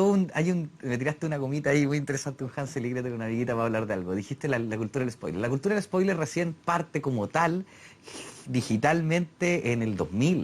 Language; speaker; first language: Spanish; native; Spanish